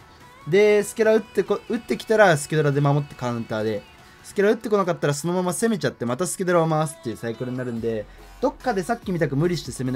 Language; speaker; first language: Japanese; native; Japanese